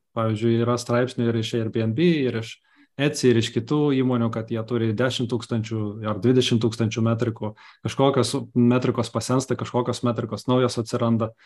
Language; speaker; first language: Lithuanian; non-native, local second language; Russian